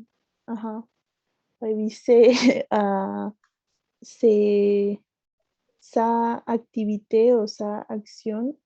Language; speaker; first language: French; non-native, learner; Spanish